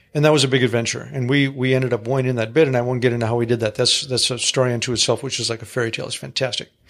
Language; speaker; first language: English; early bilingual, other home language; Greek